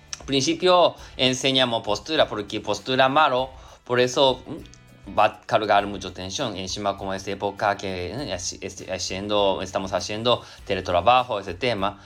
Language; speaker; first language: Spanish; non-native, learner; Japanese